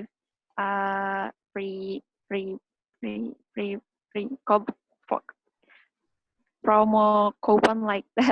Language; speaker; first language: English; non-native, learner; Indonesian